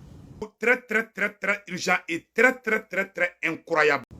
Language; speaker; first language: French; non-native, local second language; Bambara